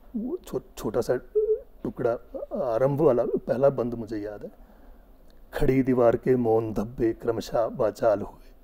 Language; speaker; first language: Hindi; non-native, local second language; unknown